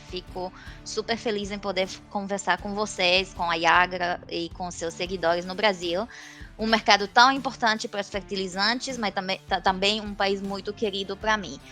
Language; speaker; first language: Portuguese; non-native, fluent; Romanian